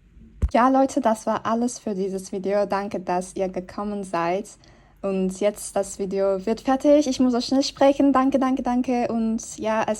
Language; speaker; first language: German; non-native, fluent; Turkish